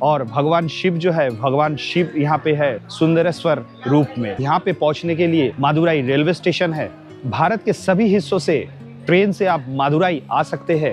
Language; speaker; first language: Hindi; non-native, local second language; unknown